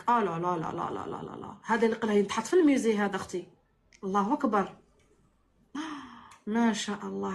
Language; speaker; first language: Arabic; native; Arabic